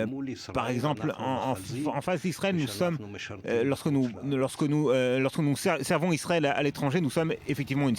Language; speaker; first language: French; non-native, fluent; Hebrew